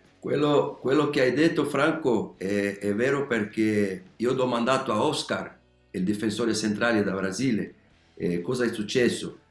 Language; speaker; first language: Italian; non-native, learner; Spanish